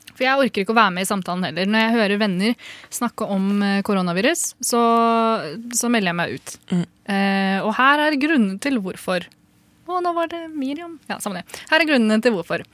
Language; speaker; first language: Norwegian; early bilingual, other home language; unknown